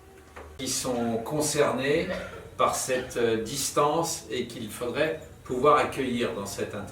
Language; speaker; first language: French; native; French